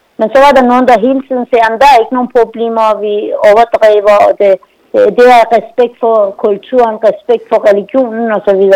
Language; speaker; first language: Danish; non-native, fluent; Persian